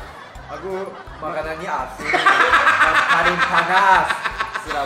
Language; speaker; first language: Indonesian; non-native, learner; Japanese